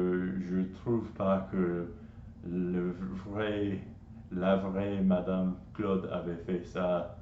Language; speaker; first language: French; non-native, learner; English